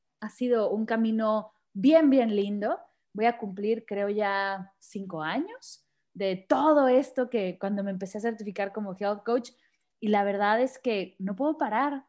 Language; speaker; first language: Spanish; native; Spanish